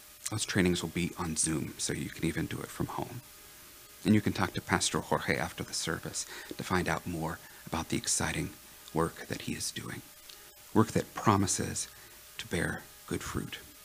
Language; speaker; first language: English; native; English